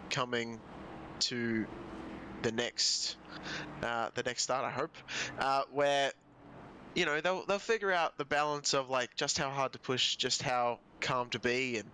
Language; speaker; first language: English; native; English